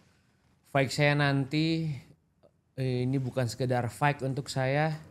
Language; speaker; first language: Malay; non-native, local second language; Indonesian